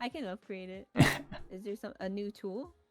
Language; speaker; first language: English; native; English